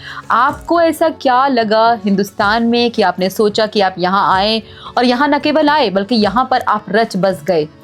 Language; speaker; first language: Hindi; native; Hindi